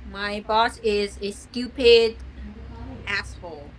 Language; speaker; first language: English; non-native, fluent; Chinese